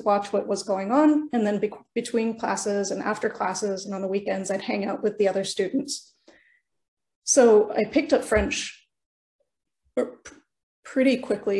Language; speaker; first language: English; early bilingual, other home language; Norwegian